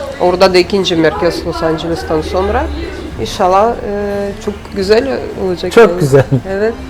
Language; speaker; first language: Turkish; non-native, learner; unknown